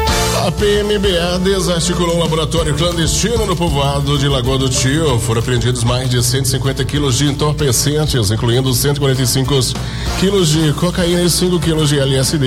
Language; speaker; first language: Portuguese; native; Portuguese